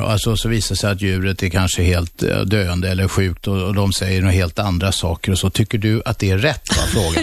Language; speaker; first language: Swedish; native; Swedish